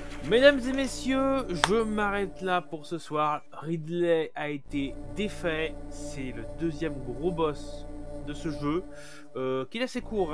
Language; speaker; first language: French; native; French